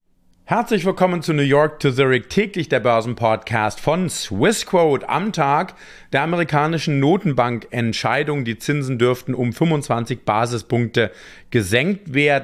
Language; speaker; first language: German; native; German